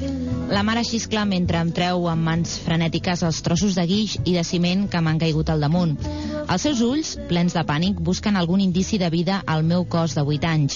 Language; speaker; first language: Catalan; native; Catalan